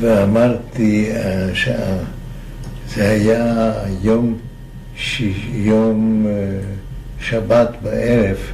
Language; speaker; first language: Hebrew; non-native, fluent; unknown